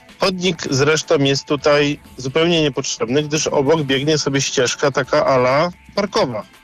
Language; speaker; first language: Polish; native; Polish